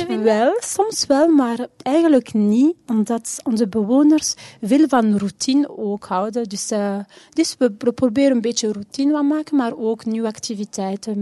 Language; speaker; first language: Dutch; non-native, local second language; French